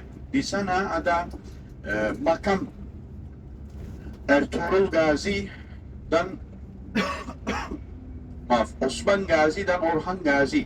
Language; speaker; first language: Indonesian; non-native, fluent; Turkish